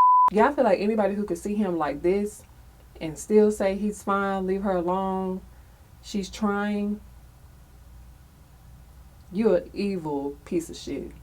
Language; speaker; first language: English; native; English